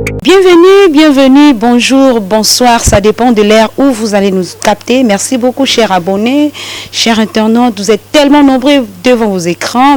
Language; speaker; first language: French; non-native, local second language; Lingala